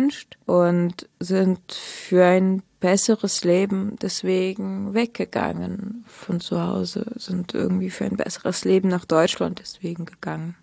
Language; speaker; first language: German; early bilingual, other home language; Russian